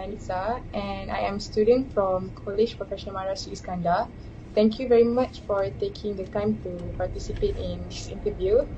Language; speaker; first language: English; non-native, local second language; Malay